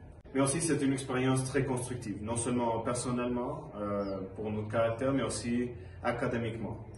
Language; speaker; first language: French; non-native, fluent; Spanish